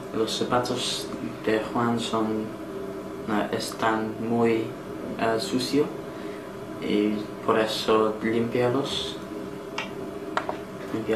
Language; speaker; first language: Spanish; non-native, learner; English